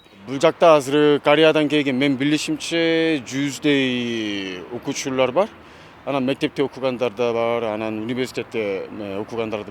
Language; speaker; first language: Kyrgyz; non-native, fluent; Korean